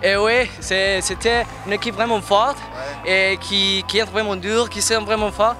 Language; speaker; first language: French; non-native, learner; Spanish